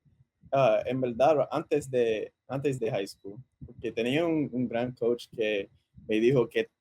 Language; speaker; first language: Spanish; early bilingual, heritage; English